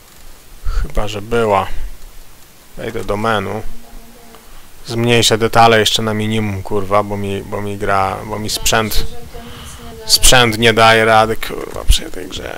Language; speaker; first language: Polish; native; Polish